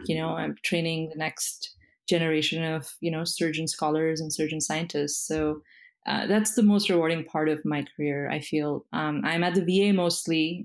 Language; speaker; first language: English; non-native, local second language; Hindi